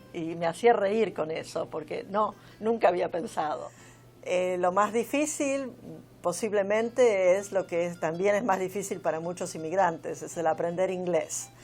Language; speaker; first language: Spanish; native; Spanish